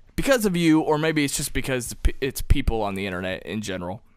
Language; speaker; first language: English; native; English